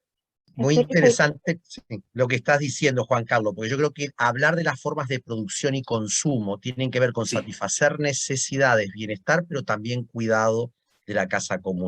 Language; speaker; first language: Spanish; native; Spanish